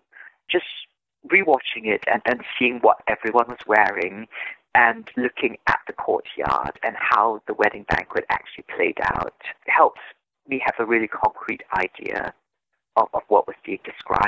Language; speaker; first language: English; native; English